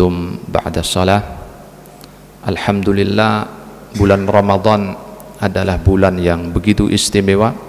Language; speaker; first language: Indonesian; native; Indonesian